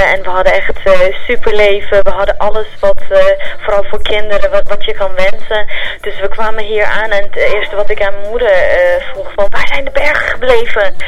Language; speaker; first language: Dutch; early bilingual, other home language; Central Kurdish